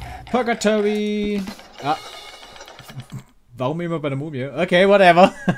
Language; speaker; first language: German; native; German